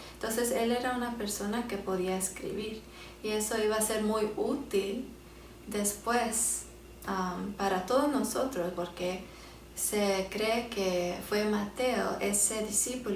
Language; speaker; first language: Spanish; early bilingual, heritage; Spanish